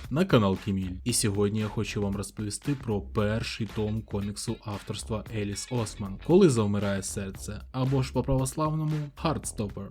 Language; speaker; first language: Ukrainian; non-native, local second language; Russian